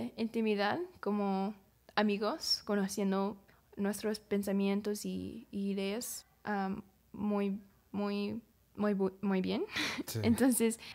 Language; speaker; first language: Spanish; non-native, learner; English